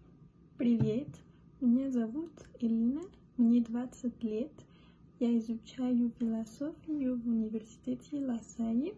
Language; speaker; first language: Russian; non-native, learner; Spanish